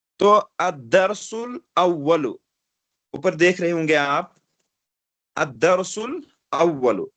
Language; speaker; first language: Urdu; non-native, local second language; Kashmiri